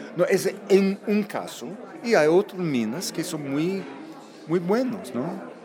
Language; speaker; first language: Spanish; non-native, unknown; English